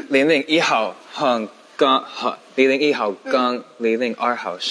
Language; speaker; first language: Chinese; non-native, learner; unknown